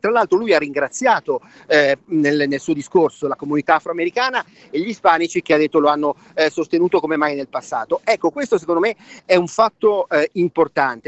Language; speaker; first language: Italian; native; Italian